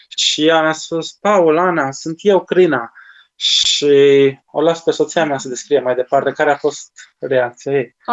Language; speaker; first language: Romanian; native; Romanian